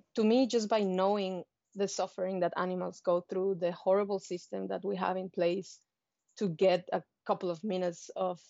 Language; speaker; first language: English; non-native, fluent; Spanish